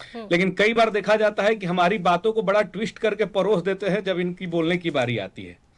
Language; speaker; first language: Hindi; native; Hindi